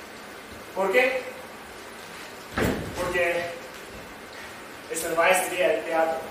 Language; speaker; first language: Spanish; non-native, learner; Japanese